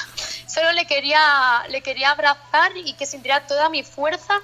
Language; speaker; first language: Spanish; native; Spanish